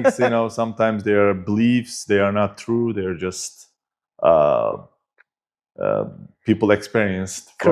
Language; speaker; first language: English; non-native, fluent; Turkish